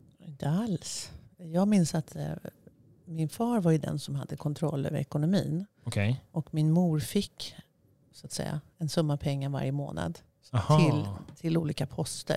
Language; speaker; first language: Swedish; native; Swedish